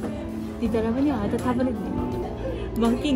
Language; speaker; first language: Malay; non-native, fluent; Japanese